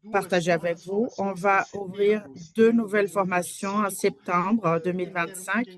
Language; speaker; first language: French; non-native, fluent; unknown